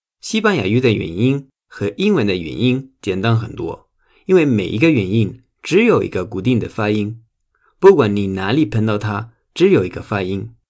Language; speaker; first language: Chinese; non-native, fluent; Spanish